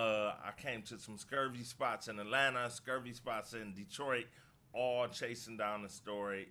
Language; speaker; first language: English; native; English